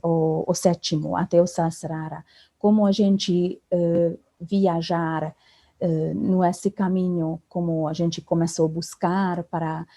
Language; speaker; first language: Portuguese; non-native, fluent; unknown